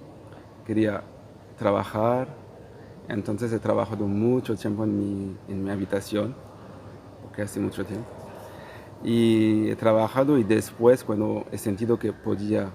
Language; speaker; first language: Spanish; non-native, fluent; Portuguese